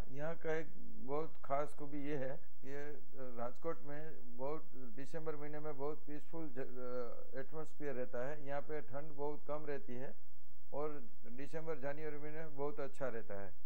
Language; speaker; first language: Hindi; non-native, local second language; Gujarati